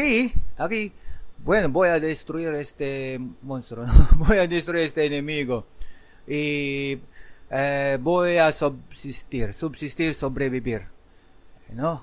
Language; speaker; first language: Spanish; non-native, learner; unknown